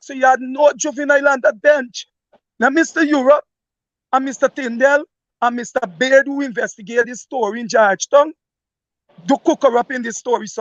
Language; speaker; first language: English; native; English